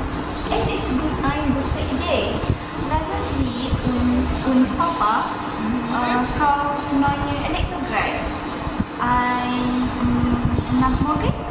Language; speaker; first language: German; non-native, learner; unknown